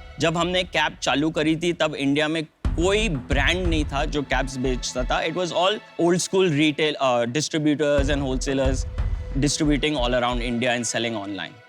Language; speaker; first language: Hindi; early bilingual, heritage; Hindi